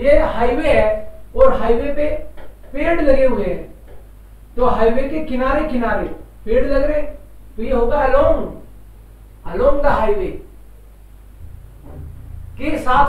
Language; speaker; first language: Hindi; native; Hindi